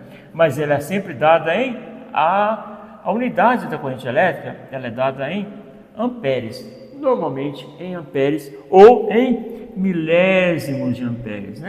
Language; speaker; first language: Portuguese; native; Portuguese